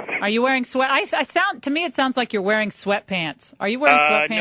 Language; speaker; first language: English; native; English